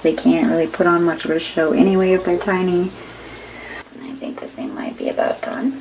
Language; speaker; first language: English; native; English